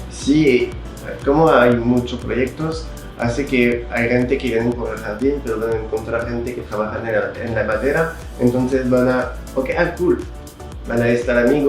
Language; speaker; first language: Spanish; non-native, fluent; French